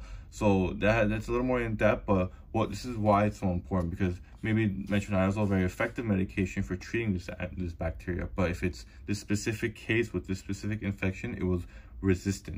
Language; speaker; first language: English; native; English